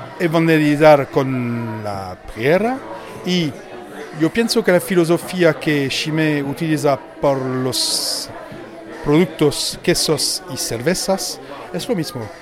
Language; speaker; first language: Spanish; non-native, learner; French